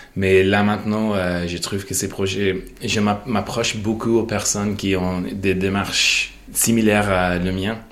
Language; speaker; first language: French; non-native, fluent; English